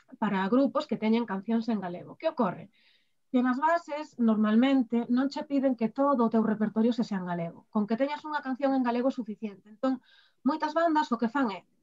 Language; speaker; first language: Galician; non-native, local second language; Spanish